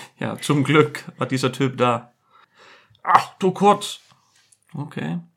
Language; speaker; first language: German; non-native, fluent; Icelandic